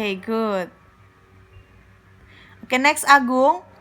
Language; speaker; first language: English; non-native, learner; Indonesian